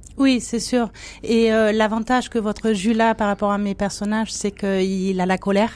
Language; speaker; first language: French; non-native, fluent; German